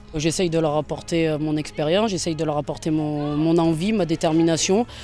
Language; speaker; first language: French; native; French